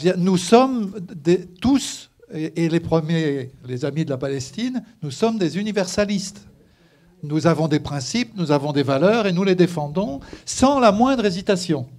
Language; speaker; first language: French; native; French